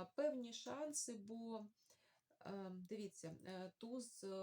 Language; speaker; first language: Ukrainian; non-native, local second language; Russian